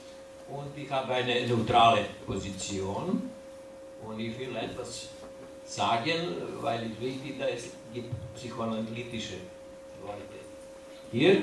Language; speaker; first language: German; non-native, learner; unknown